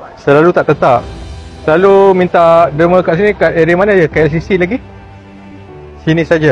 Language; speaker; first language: Malay; native; Malay